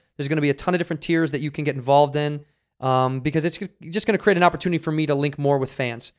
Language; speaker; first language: English; native; English